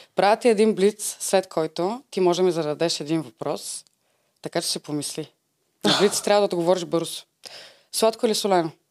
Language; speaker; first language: Bulgarian; native; Bulgarian